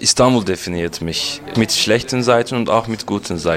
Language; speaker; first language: German; non-native, fluent; Turkish